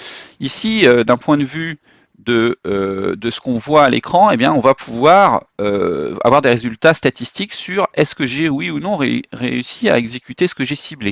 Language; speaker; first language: French; native; French